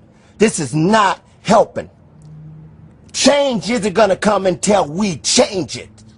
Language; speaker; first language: English; native; English